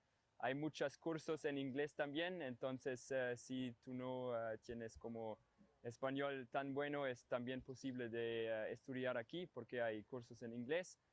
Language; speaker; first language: Spanish; non-native, learner; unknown